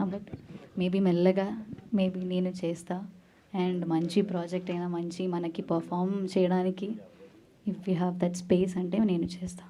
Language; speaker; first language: Telugu; non-native, learner; Malayalam